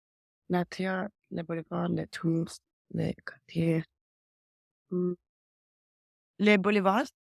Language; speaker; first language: French; non-native, learner; English